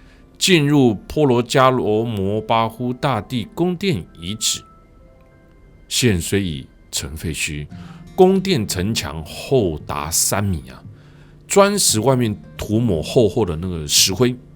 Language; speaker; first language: Chinese; native; Chinese